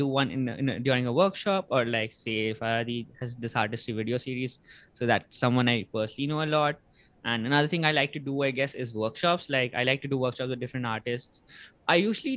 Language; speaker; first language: English; non-native, local second language; Bangla